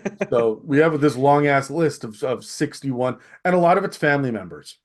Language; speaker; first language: English; native; English